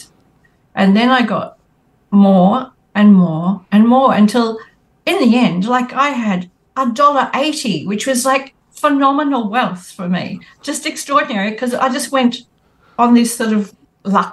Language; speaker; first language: English; native; English